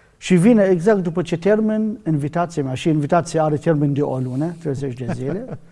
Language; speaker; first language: Romanian; non-native, learner; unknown